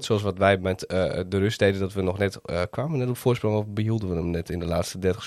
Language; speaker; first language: Dutch; native; Dutch